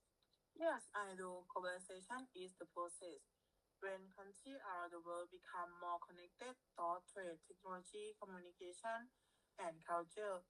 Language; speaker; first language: English; non-native, learner; Thai